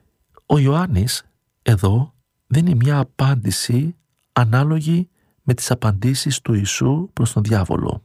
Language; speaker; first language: Greek; native; Greek